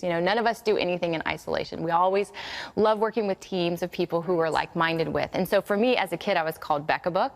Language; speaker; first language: English; native; English